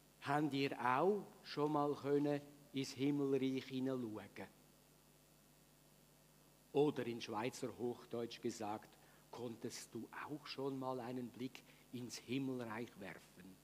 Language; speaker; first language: German; native; German